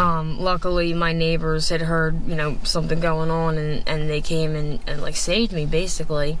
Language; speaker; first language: English; native; English